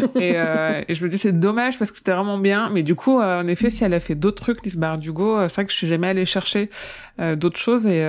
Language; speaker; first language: French; native; French